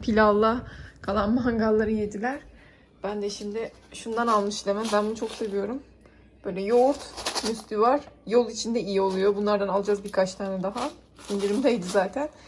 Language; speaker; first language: Turkish; early bilingual, other home language; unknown